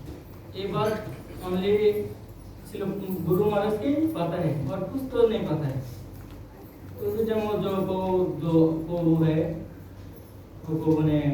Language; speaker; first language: Hindi; non-native, local second language; Bangla